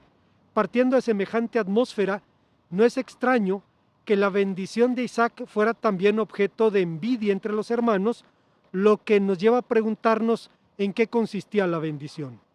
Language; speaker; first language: Spanish; native; Spanish